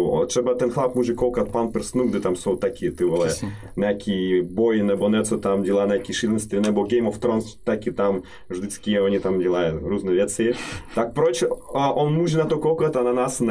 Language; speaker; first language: Czech; non-native, learner; Russian